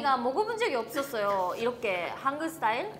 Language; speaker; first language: Korean; non-native, learner; Japanese